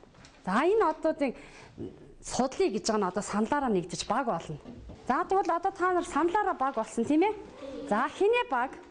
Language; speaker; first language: Mongolian; native; Mongolian